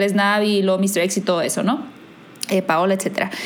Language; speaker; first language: Spanish; native; Spanish